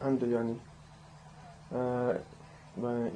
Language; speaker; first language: Arabic; non-native, learner; French